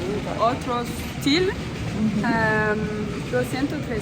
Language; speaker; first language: Spanish; non-native, learner; French